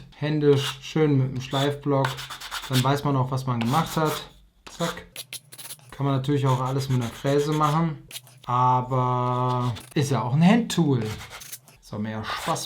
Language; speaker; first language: German; native; German